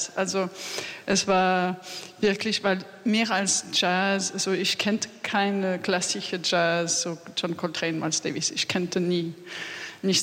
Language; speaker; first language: German; non-native, fluent; French